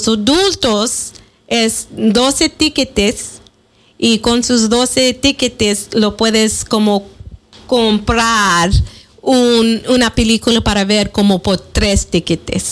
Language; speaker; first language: Spanish; non-native, fluent; English